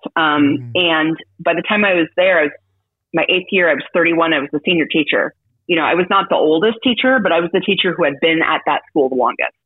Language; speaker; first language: English; native; English